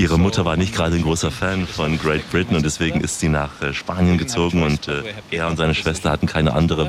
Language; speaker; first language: German; native; German